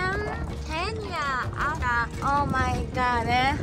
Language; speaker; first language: English; non-native, learner; Japanese